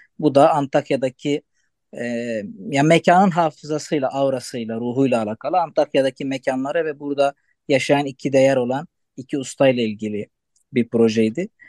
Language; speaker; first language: Turkish; non-native, local second language; Arabic